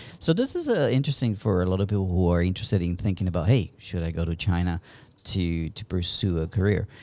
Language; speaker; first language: English; non-native, fluent; Spanish